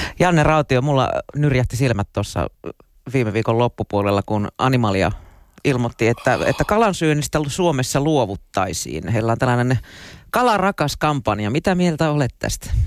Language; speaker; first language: Finnish; native; Finnish